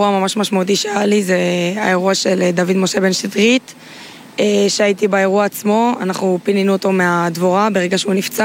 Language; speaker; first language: Hebrew; native; Hebrew